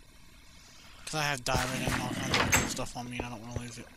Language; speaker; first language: English; native; English